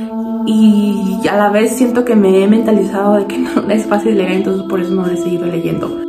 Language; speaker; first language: Spanish; native; Spanish